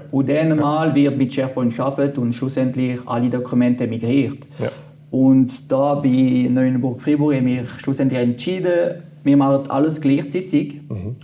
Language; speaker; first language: German; non-native, fluent; French